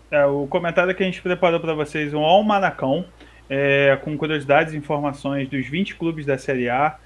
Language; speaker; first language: Portuguese; native; Portuguese